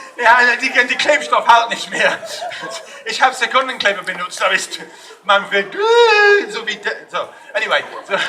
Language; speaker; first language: German; non-native, fluent; English